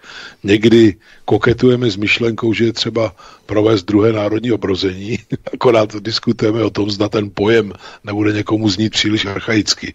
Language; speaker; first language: Czech; native; Czech